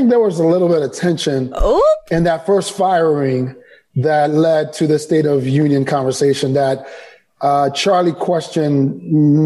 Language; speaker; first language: English; early bilingual, other home language; Spanish